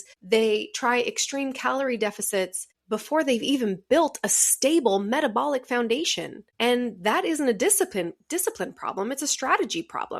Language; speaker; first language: English; native; English